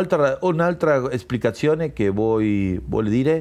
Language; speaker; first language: Italian; non-native, learner; Spanish